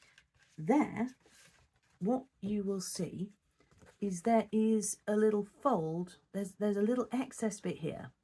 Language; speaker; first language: English; native; English